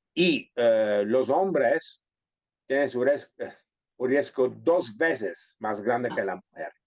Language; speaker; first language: Spanish; non-native, fluent; Italian